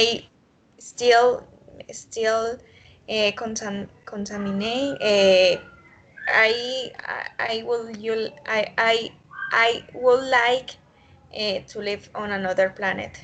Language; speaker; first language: English; non-native, learner; Spanish